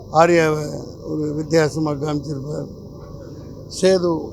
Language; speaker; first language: Tamil; native; Tamil